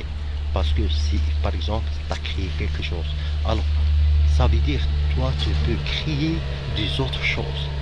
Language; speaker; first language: French; non-native, fluent; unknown